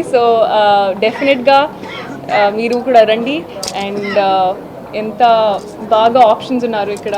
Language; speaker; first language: Telugu; non-native, learner; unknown